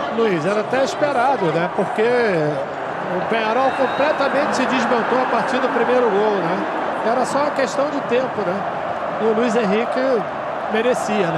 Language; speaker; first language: Portuguese; native; Portuguese